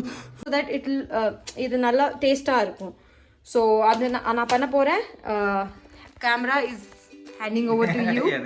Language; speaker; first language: Tamil; non-native, learner; Hindi